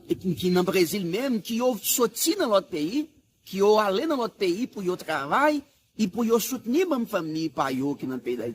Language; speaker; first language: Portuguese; non-native, learner; Haitian Creole